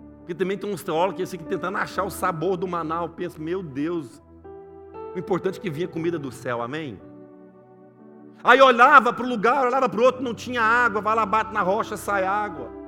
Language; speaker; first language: Portuguese; native; Portuguese